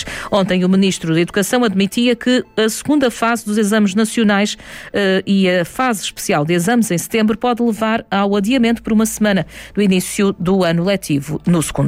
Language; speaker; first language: Portuguese; native; Portuguese